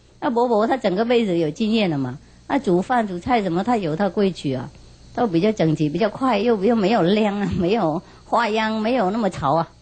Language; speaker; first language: Chinese; non-native, fluent; Vietnamese